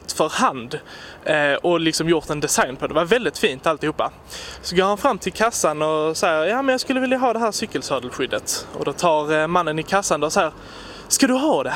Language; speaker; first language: Swedish; native; Swedish